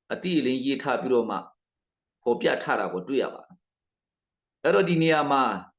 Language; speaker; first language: Burmese; non-native, local second language; Hakha Chin